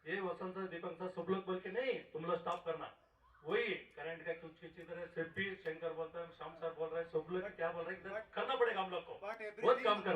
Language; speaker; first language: Hindi; non-native, local second language; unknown